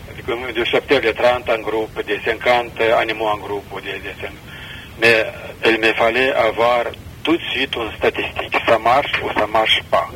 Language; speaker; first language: French; non-native, fluent; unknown